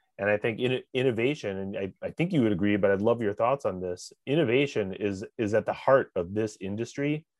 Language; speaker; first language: English; native; English